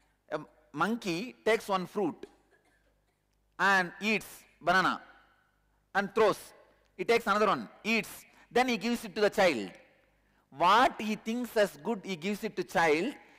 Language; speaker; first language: English; non-native, local second language; Tamil